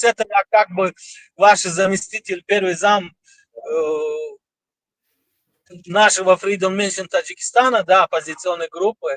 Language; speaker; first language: Russian; non-native, local second language; Tajik